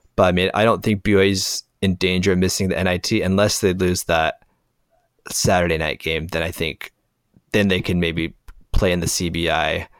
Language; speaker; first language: English; native; English